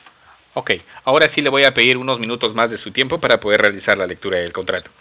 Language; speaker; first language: Spanish; native; Spanish